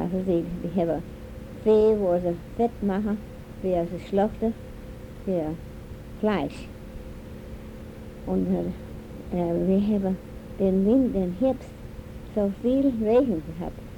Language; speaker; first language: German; early bilingual, heritage; German